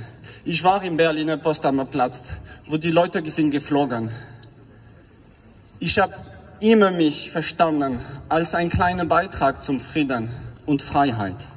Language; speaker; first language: German; non-native, fluent; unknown